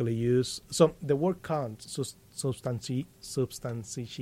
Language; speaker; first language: English; non-native, fluent; Spanish